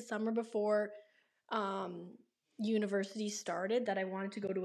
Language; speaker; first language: English; native; English